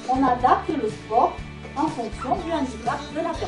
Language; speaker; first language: French; native; French